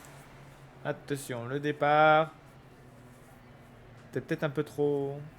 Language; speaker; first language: French; native; French